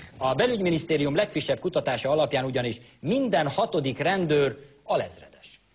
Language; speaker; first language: Hungarian; native; Hungarian